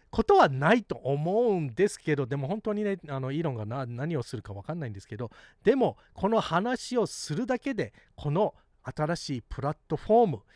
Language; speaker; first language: Japanese; early bilingual, heritage; Japanese